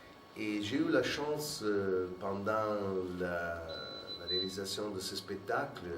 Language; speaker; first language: French; non-native, fluent; Italian